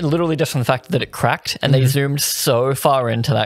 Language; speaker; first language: English; native; English